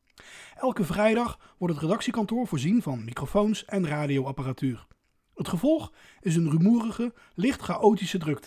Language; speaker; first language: Dutch; native; Dutch